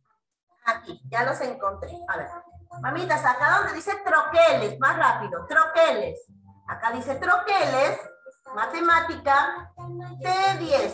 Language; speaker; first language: Spanish; native; Spanish